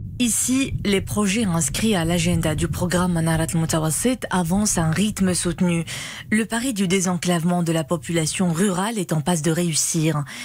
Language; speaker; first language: French; non-native, local second language; Arabic